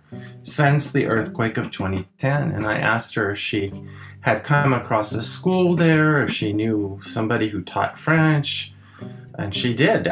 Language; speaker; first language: English; early bilingual, other home language; French